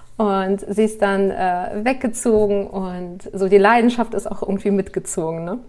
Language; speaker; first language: German; early bilingual, other home language; Russian